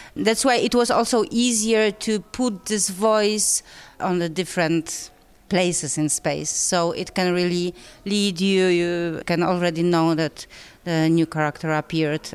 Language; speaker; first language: English; non-native, fluent; Polish